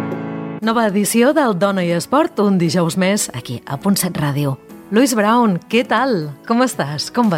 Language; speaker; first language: Catalan; native; Catalan